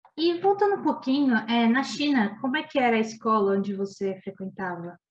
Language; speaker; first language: Portuguese; native; Portuguese